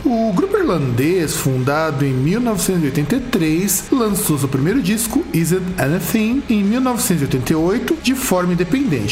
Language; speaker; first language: Portuguese; native; Portuguese